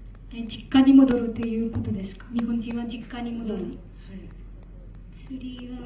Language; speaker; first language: Japanese; non-native, learner; Marathi